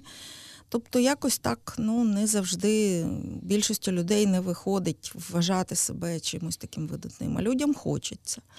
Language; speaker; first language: Ukrainian; native; Ukrainian